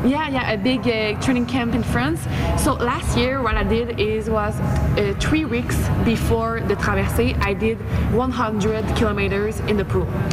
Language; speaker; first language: English; non-native, fluent; French